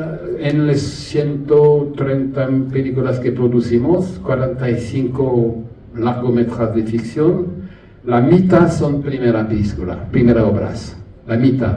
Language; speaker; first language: Spanish; non-native, learner; French